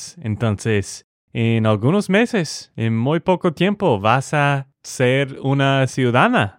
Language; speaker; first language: Spanish; non-native, fluent; English